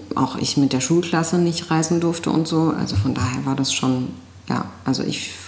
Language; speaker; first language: German; early bilingual, other home language; Arabic